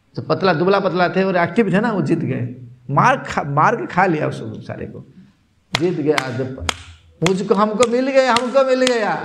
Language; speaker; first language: Hindi; non-native, local second language; Odia